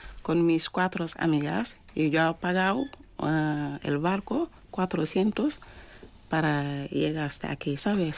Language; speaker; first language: Spanish; non-native, learner; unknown